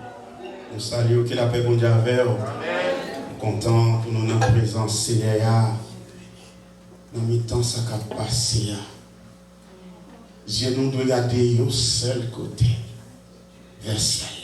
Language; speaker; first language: French; non-native, local second language; Haitian Creole